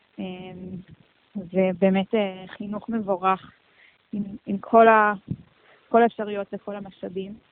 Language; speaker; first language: Hebrew; early bilingual, heritage; Hebrew